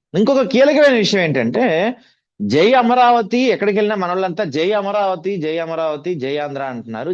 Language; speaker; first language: Telugu; native; Telugu